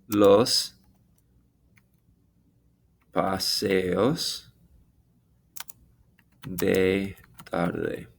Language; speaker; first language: Spanish; non-native, fluent; English